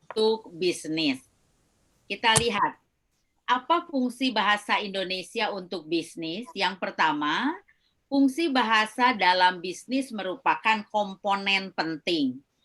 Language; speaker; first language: Indonesian; native; Indonesian